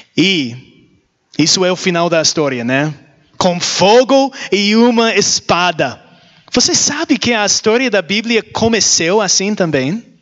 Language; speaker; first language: Portuguese; non-native, learner; English